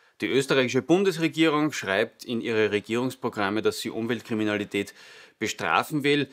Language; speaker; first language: German; native; German